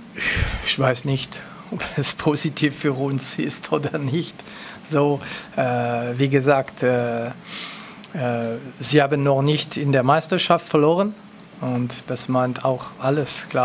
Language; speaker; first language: German; non-native, local second language; French